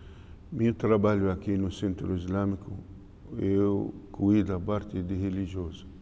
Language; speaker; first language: Portuguese; non-native, learner; Arabic